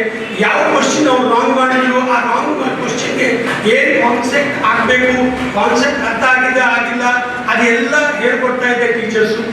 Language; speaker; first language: Kannada; non-native, local second language; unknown